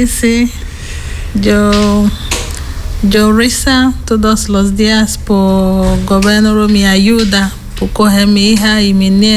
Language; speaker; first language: Spanish; non-native, learner; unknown